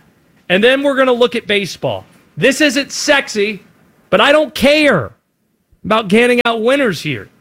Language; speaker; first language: English; native; English